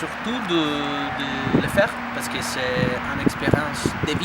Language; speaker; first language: French; non-native, fluent; Italian